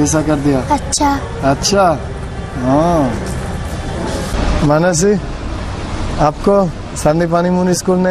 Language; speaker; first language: Hindi; non-native, learner; English